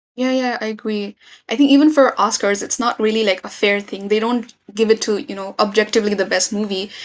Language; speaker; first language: English; non-native, local second language; Nepali